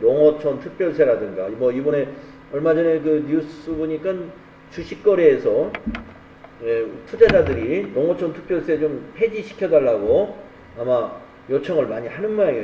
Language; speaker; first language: Korean; native; Korean